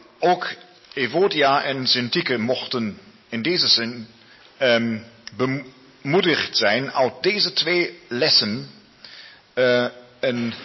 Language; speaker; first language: Dutch; non-native, learner; Spanish